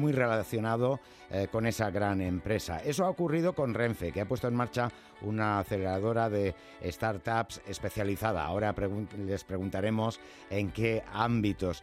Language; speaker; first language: Spanish; native; Spanish